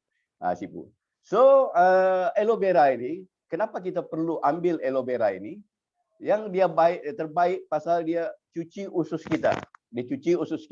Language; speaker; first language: Malay; native; Malay